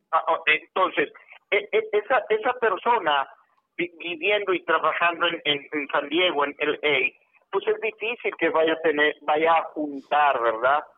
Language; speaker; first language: Spanish; non-native, fluent; Haitian Creole